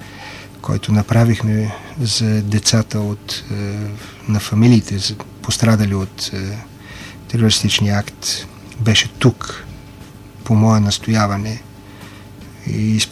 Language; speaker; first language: Bulgarian; native; Bulgarian